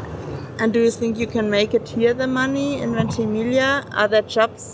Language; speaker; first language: English; non-native, fluent; German